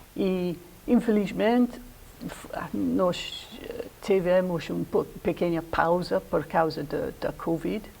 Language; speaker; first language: Portuguese; non-native, fluent; English